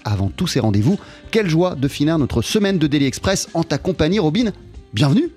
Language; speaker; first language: French; native; French